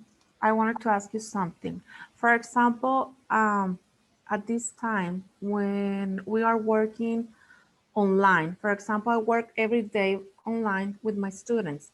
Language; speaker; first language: English; non-native, fluent; Spanish